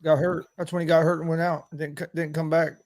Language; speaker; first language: English; native; English